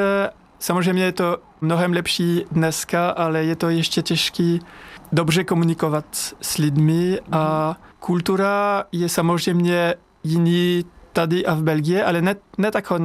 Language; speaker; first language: Czech; non-native, learner; French